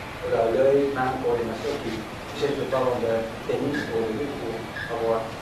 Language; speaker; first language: French; non-native, learner; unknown